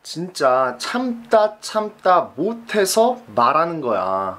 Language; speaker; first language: Korean; native; Korean